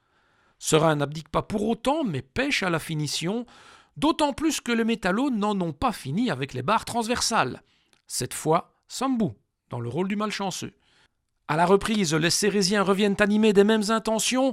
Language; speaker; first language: French; native; French